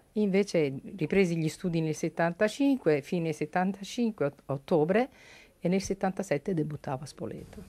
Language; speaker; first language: Italian; native; Italian